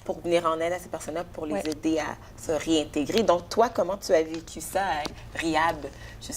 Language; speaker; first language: French; native; French